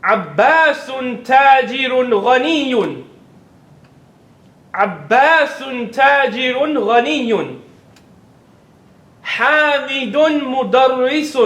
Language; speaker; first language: Arabic; non-native, fluent; English